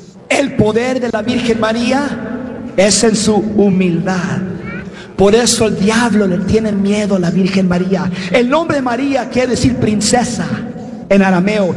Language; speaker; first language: Spanish; early bilingual, heritage; Spanish